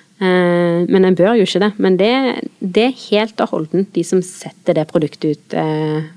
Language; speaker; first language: Norwegian; native; Norwegian